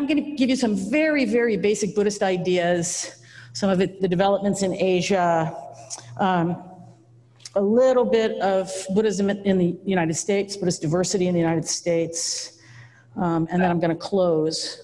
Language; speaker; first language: English; native; English